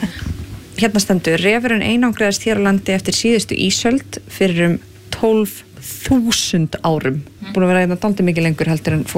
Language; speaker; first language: Icelandic; native; Icelandic